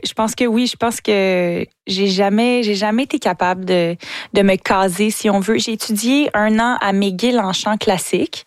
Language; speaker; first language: French; native; French